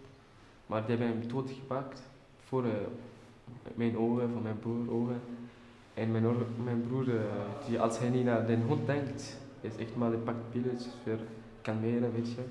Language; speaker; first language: Dutch; early bilingual, other home language; Albanian